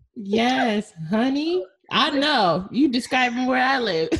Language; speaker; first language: English; native; English